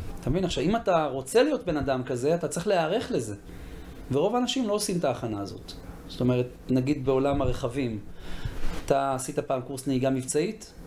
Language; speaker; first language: Hebrew; native; Hebrew